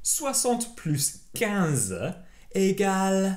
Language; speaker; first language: French; non-native, fluent; English